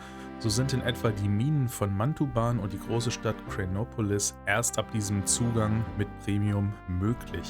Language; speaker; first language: German; native; German